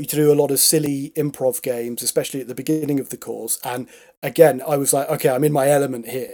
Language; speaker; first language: English; native; English